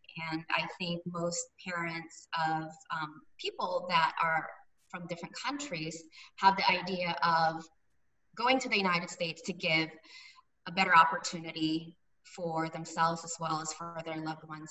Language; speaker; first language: English; early bilingual, other home language; Cebuano